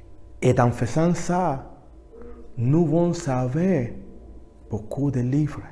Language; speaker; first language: French; non-native, learner; Spanish